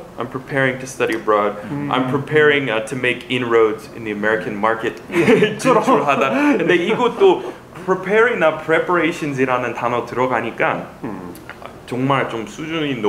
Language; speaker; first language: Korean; non-native, fluent; English